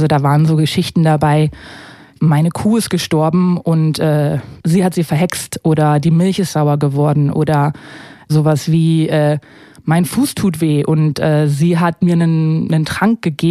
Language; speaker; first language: German; native; German